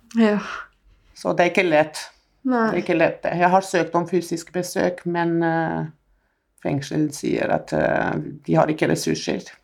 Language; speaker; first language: Norwegian; non-native, fluent; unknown